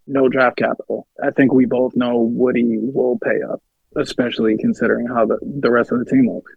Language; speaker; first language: English; native; English